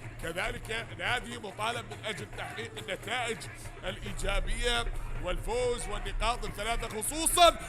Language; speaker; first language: Arabic; native; Arabic